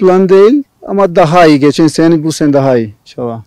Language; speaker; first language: Turkish; non-native, learner; Portuguese